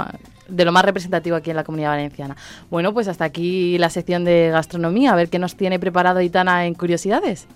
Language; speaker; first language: Spanish; native; Spanish